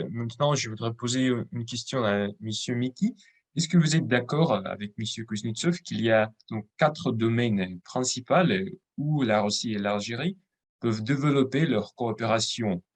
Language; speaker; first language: French; non-native, fluent; Russian